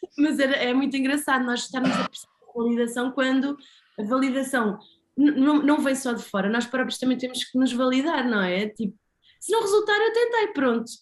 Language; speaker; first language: Portuguese; native; Portuguese